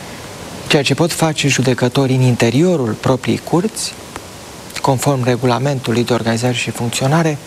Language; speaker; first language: Romanian; native; Romanian